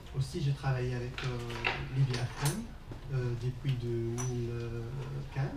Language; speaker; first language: French; non-native, learner; Arabic